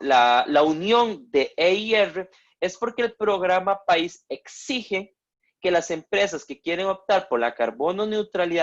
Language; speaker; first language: Spanish; native; Spanish